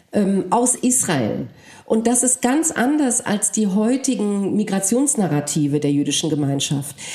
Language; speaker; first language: German; early bilingual, other home language; Polish